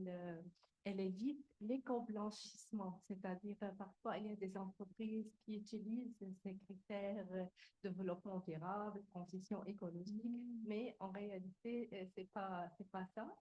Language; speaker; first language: French; native; French